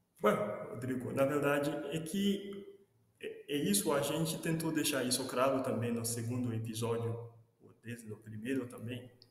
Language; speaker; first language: Portuguese; non-native, fluent; Haitian Creole